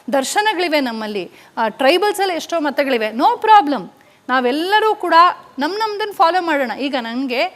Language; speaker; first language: Kannada; native; Kannada